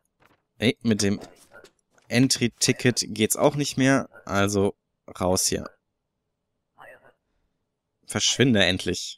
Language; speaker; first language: German; native; German